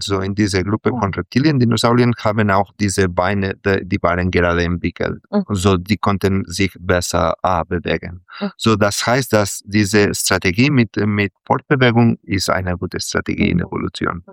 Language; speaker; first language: German; non-native, fluent; Catalan